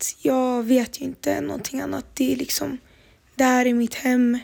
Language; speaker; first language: Swedish; early bilingual, other home language; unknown